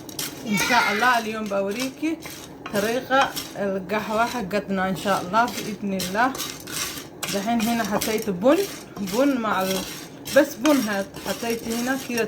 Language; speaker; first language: Arabic; non-native, learner; Somali